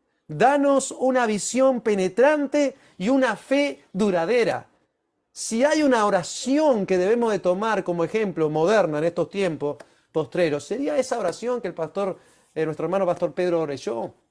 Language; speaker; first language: Spanish; native; Spanish